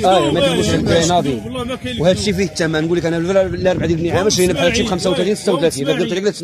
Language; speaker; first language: Arabic; native; Arabic